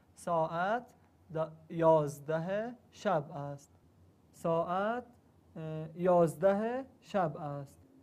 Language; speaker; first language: Persian; non-native, learner; Arabic